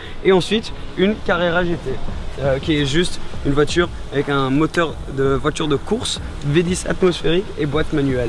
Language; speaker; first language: French; native; French